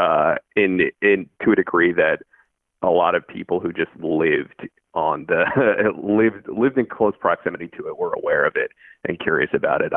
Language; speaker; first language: English; native; English